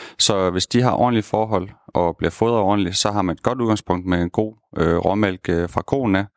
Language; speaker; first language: Danish; native; Danish